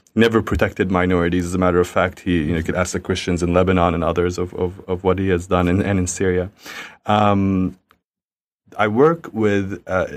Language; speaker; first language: English; early bilingual, other home language; Arabic